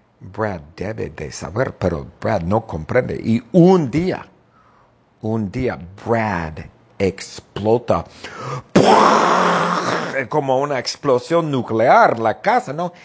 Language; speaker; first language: Spanish; non-native, fluent; English